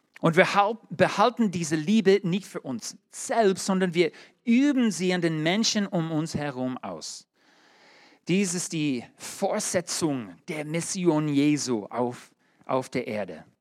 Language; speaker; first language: German; non-native, learner; English